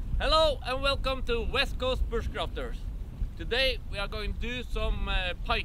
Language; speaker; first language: English; non-native, fluent; Norwegian